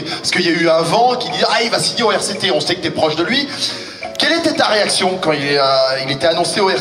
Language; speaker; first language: French; native; French